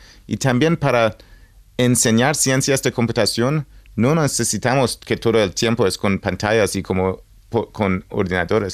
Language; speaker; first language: Spanish; non-native, learner; English